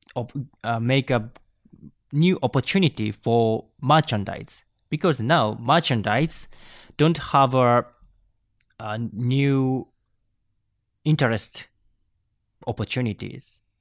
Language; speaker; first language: English; non-native, learner; Japanese